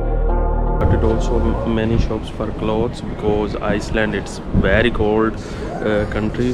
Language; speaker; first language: English; non-native, learner; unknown